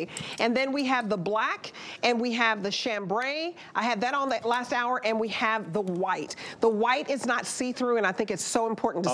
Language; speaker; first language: English; native; English